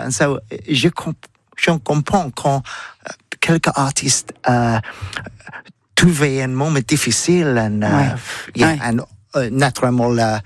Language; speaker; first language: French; non-native, learner; English